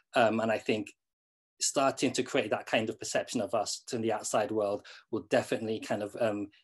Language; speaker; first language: English; native; English